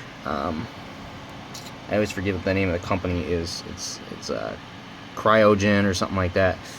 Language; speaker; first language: English; native; English